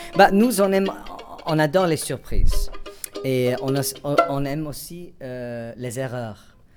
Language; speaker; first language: French; non-native, fluent; English